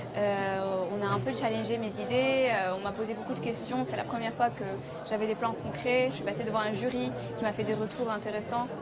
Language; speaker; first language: French; non-native, local second language; Arabic